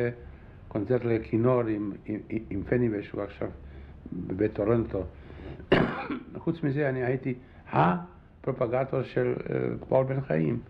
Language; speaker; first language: Hebrew; non-native, fluent; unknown